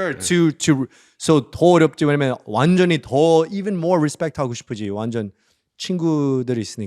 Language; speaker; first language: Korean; early bilingual, heritage; English